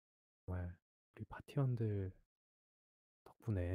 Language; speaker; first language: Korean; native; Korean